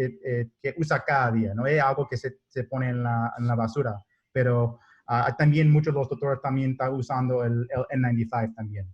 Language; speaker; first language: Spanish; non-native, learner; English